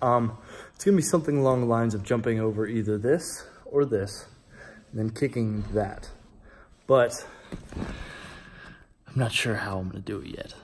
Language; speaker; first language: English; native; English